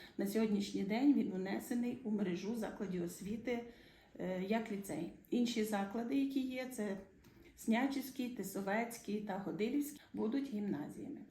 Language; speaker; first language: Ukrainian; native; Ukrainian